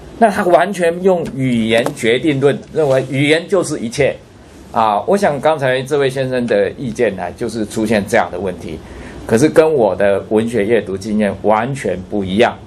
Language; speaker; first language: Chinese; non-native, local second language; Hakka Chinese